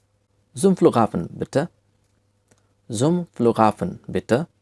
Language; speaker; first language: German; non-native, fluent; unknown